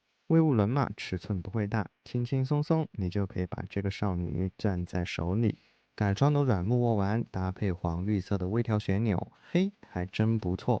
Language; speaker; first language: Chinese; native; Chinese